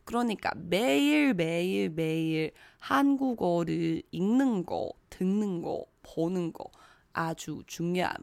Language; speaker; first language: Korean; non-native, fluent; Chinese